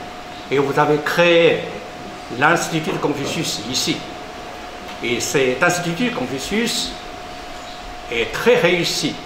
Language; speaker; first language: French; non-native, fluent; Chinese